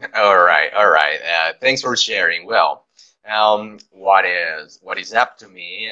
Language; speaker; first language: English; non-native, fluent; Spanish